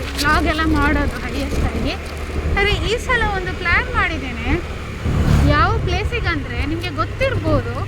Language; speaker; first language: Kannada; non-native, local second language; Tulu